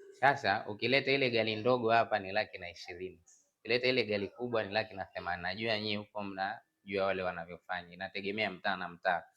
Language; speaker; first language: Swahili; non-native, local second language; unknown